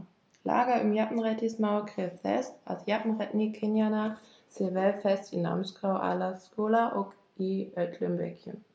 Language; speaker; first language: Icelandic; non-native, learner; German